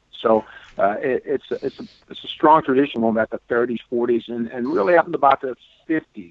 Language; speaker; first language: English; native; English